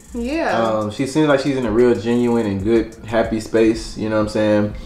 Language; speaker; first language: English; native; English